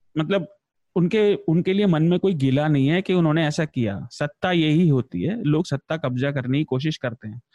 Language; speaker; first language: Hindi; native; Hindi